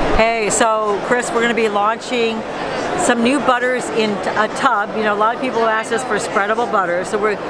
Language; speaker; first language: English; non-native, fluent; French